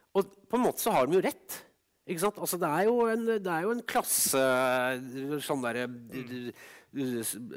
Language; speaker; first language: Norwegian; native; Norwegian